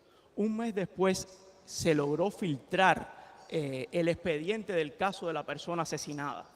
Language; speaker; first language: Spanish; native; Spanish